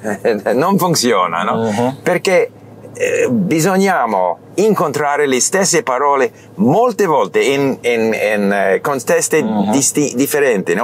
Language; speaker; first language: Italian; non-native, learner; English